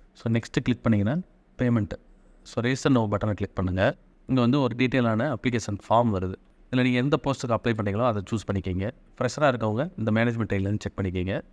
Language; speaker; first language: Tamil; native; Tamil